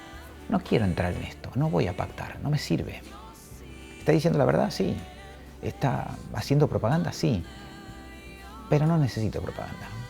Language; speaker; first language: Spanish; native; Spanish